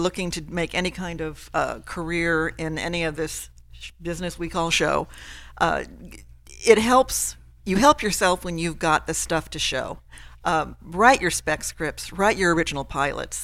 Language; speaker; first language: English; native; English